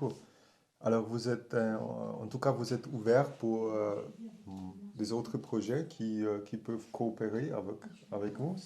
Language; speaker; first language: French; non-native, learner; German